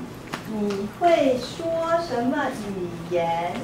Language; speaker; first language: Chinese; non-native, learner; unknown